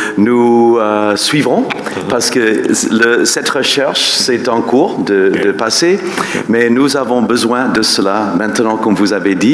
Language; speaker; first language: French; non-native, fluent; English